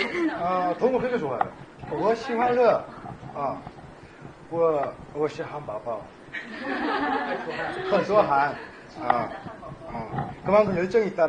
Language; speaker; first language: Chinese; non-native, learner; Korean